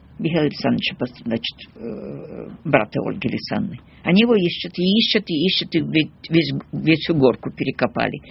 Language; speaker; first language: Russian; early bilingual, heritage; Russian